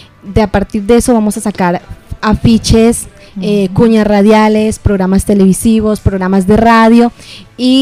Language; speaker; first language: Spanish; native; Spanish